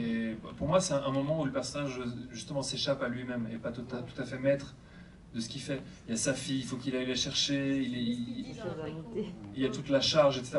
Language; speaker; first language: French; native; French